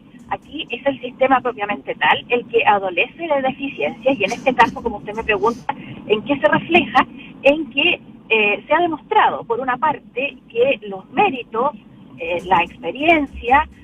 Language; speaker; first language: Spanish; native; Spanish